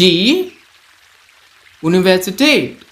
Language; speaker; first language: German; non-native, fluent; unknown